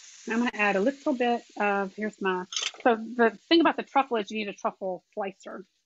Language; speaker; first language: English; native; English